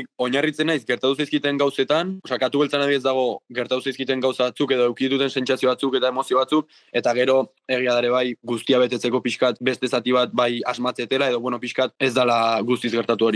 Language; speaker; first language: Basque; native; Basque